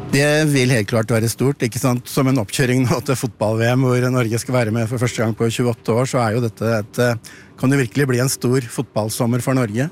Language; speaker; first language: Norwegian; native; Norwegian